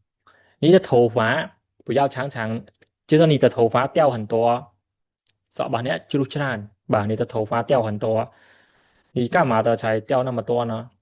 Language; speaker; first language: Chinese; non-native, fluent; Khmer